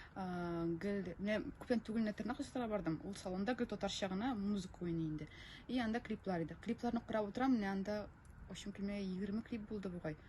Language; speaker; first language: Tatar; non-native, local second language; Russian